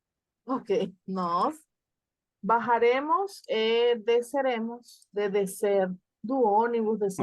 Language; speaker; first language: Portuguese; non-native, learner; Spanish